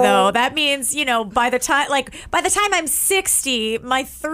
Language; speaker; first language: English; native; English